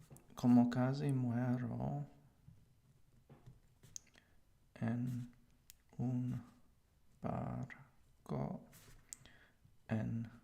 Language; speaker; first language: Spanish; non-native, learner; English